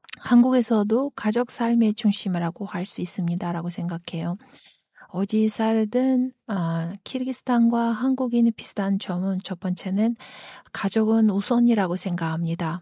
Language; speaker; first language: Korean; non-native, fluent; Kyrgyz